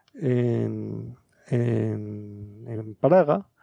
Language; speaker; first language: Spanish; native; Spanish